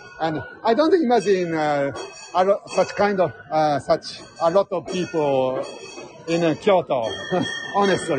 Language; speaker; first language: English; non-native, learner; Japanese